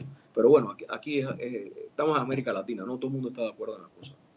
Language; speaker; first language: Spanish; native; Spanish